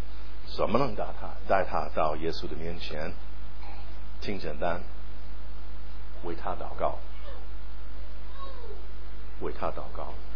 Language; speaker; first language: Chinese; non-native, fluent; English